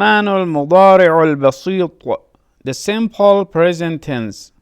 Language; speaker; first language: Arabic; non-native, fluent; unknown